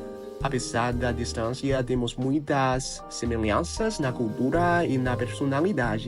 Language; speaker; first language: Portuguese; non-native, learner; Chinese